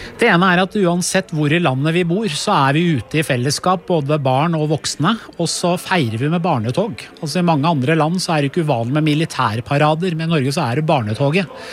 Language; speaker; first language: Norwegian; early bilingual, other home language; Persian